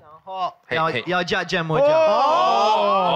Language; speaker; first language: Chinese; non-native, fluent; French